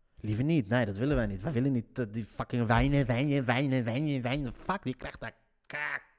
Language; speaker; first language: Dutch; early bilingual, other home language; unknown